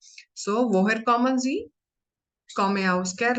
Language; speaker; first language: German; non-native, learner; Hindi